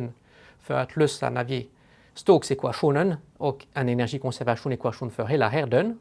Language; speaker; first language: Swedish; non-native, fluent; French